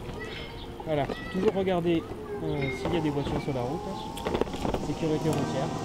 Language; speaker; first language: French; native; French